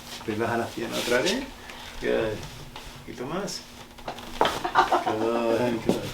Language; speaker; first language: Spanish; early bilingual, heritage; Spanish